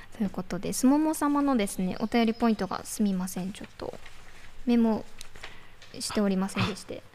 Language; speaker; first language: Japanese; native; Japanese